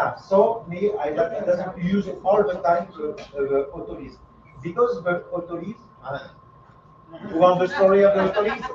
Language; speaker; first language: English; non-native, learner; French